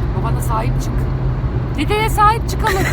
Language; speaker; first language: Turkish; native; Turkish